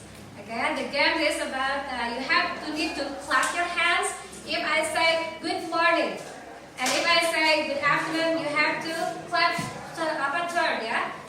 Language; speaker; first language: English; non-native, learner; Indonesian